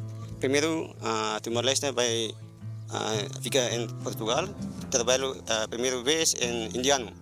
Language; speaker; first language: Portuguese; non-native, learner; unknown